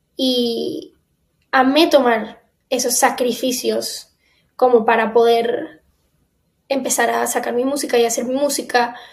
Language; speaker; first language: Spanish; native; Spanish